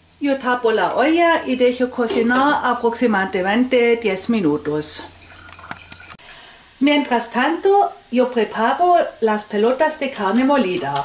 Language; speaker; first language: Spanish; non-native, fluent; Swedish